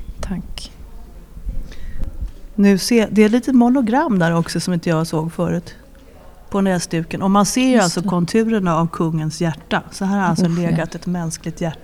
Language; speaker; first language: Swedish; native; Swedish